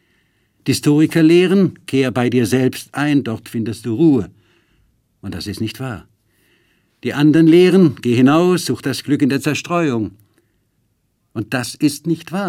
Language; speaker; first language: German; native; German